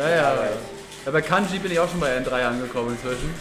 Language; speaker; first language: German; native; German